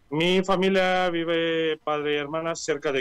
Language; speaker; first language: Spanish; non-native, learner; Ukrainian